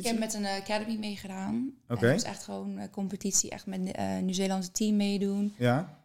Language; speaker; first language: Dutch; early bilingual, other home language; Afrikaans